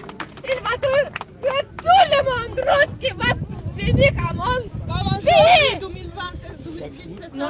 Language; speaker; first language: French; non-native, learner; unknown